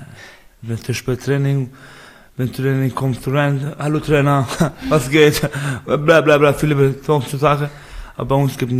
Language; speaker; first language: German; non-native, learner; Persian